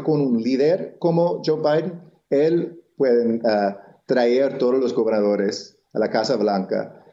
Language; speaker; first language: Spanish; non-native, local second language; English